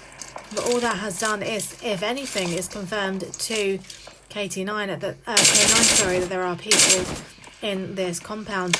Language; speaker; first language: English; native; English